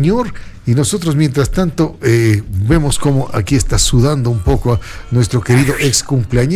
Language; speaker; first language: Spanish; native; Spanish